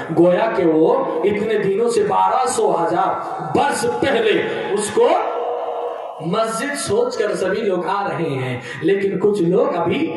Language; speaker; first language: Hindi; non-native, local second language; Bangla